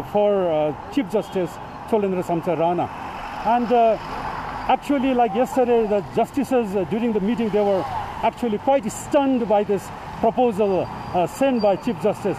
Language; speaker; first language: English; non-native, local second language; Nepali